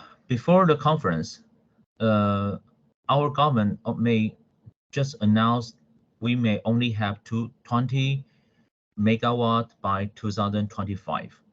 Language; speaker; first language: English; non-native, fluent; Chinese